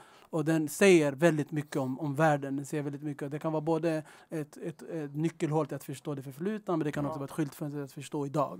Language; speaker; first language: Swedish; early bilingual, other home language; Tigrinya